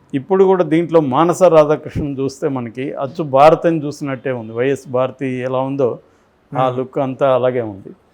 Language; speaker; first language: Telugu; native; Telugu